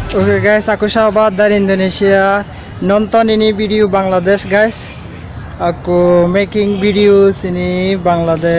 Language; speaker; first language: Indonesian; non-native, learner; Bangla